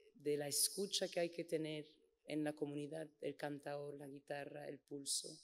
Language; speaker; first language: Spanish; non-native, fluent; English